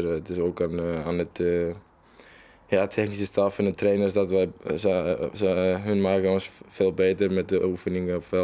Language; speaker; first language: Dutch; non-native, learner; Icelandic